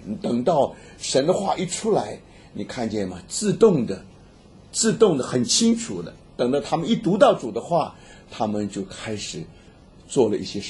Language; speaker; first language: Chinese; native; Chinese